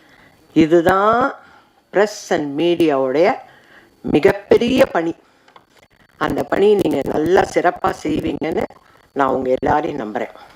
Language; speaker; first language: Tamil; native; Tamil